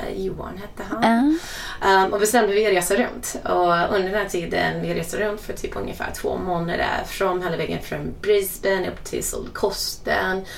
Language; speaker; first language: Swedish; non-native, fluent; English